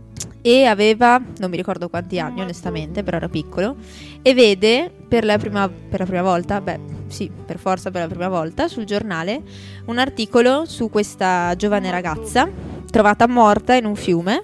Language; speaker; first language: Italian; native; Italian